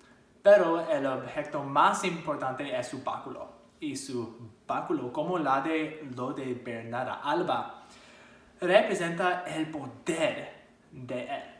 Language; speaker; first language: Spanish; non-native, learner; English